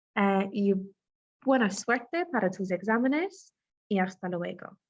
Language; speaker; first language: Spanish; non-native, fluent; English